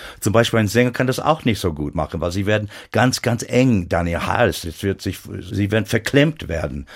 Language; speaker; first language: German; non-native, fluent; English